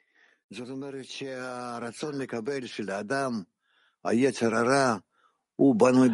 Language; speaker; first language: Hebrew; non-native, fluent; Russian